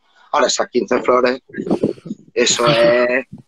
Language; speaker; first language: Spanish; native; Spanish